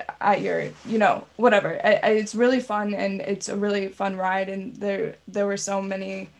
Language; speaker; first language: English; native; English